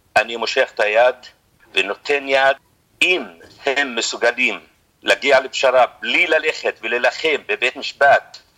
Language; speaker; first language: Hebrew; non-native, fluent; Arabic